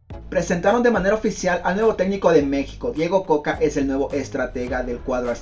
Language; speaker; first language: Spanish; native; Spanish